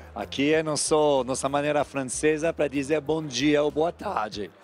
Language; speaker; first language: Portuguese; non-native, fluent; French